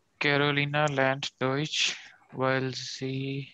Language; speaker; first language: German; non-native, learner; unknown